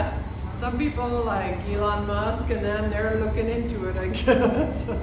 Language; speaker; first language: English; native; English